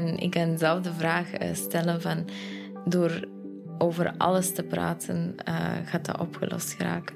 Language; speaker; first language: Dutch; non-native, fluent; Persian